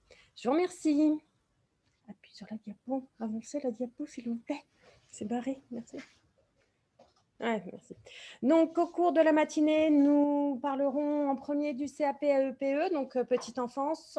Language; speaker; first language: French; native; French